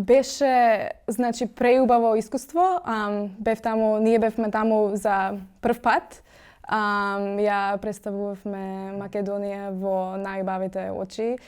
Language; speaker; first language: Macedonian; early bilingual, other home language; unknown